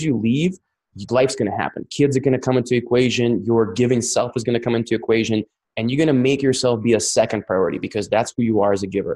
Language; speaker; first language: English; non-native, fluent; Russian